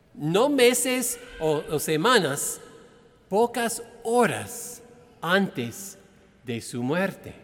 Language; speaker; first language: Spanish; non-native, fluent; English